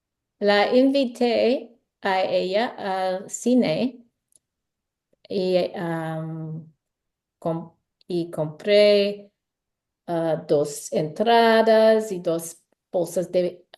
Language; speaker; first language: Spanish; non-native, learner; English